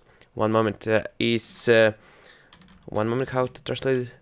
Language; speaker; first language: English; non-native, fluent; Russian